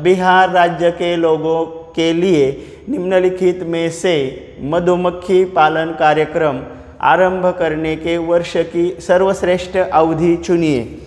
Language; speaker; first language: Hindi; non-native, local second language; Marathi